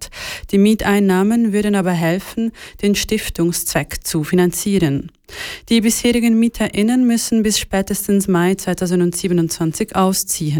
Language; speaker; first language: German; native; German